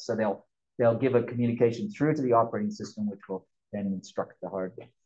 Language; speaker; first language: English; native; English